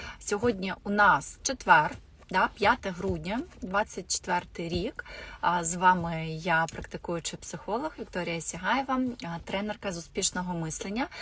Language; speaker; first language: Ukrainian; non-native, local second language; Russian